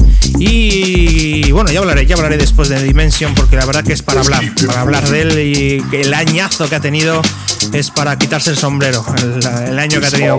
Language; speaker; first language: Spanish; native; Spanish